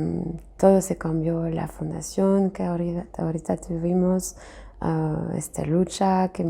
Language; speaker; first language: Spanish; non-native, fluent; French